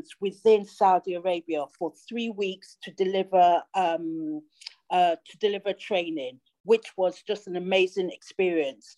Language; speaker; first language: English; native; English